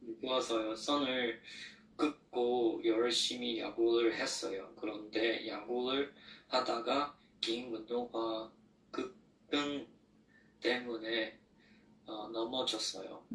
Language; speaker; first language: Korean; non-native, learner; Chinese